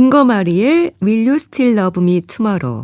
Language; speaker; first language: Korean; native; Korean